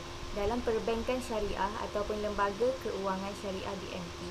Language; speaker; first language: Malay; native; Malay